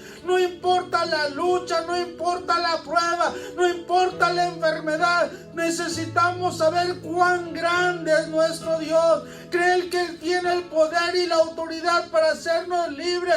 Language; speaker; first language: Spanish; native; Spanish